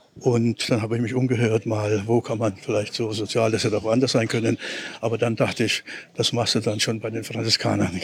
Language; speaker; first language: German; native; German